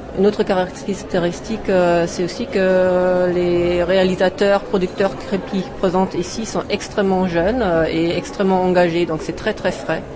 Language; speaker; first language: French; non-native, fluent; German